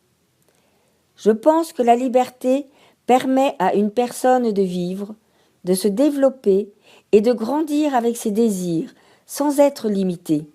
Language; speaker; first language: French; non-native, learner; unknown